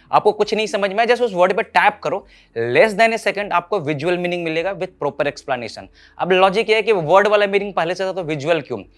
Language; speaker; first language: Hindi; native; Hindi